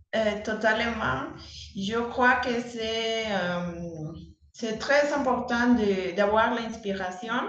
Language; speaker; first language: French; non-native, fluent; Spanish